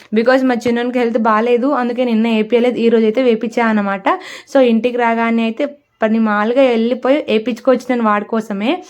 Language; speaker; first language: Telugu; non-native, local second language; Lambadi